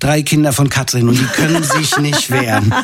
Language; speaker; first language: German; native; German